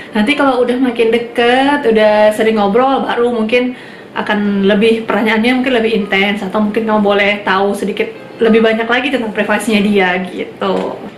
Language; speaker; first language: Indonesian; native; Indonesian